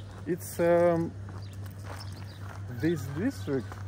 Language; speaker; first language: English; non-native, learner; Russian